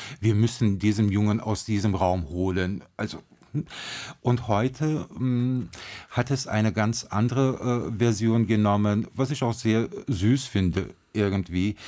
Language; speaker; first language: German; early bilingual, other home language; Turkish